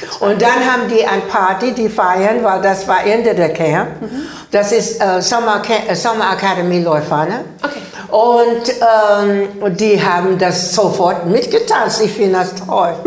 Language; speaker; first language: German; non-native, learner; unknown